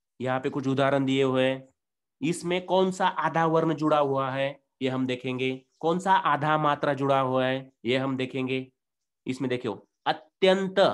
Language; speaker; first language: Hindi; non-native, local second language; Marathi